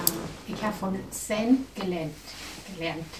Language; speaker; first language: German; non-native, learner; Vietnamese